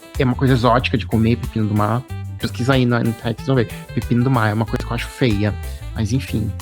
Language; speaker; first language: Portuguese; native; Portuguese